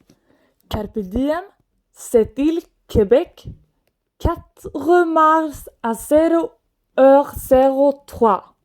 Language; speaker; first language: French; non-native, learner; Swedish